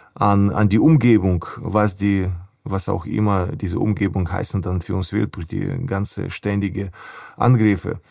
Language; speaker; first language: German; non-native, fluent; Ukrainian